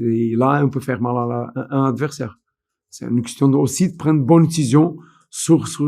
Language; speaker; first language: French; non-native, fluent; Portuguese